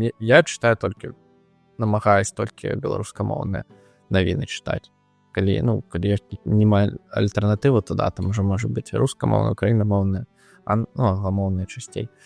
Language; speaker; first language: Belarusian; non-native, local second language; Russian